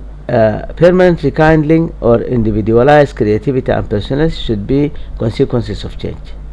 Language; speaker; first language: English; non-native, fluent; Arabic